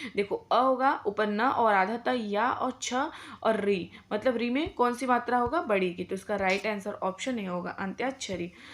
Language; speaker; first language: Hindi; native; Hindi